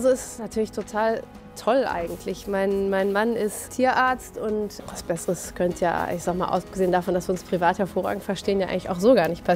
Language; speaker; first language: German; native; German